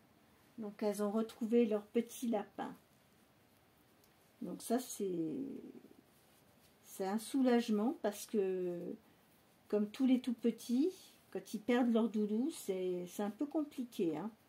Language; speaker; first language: French; native; French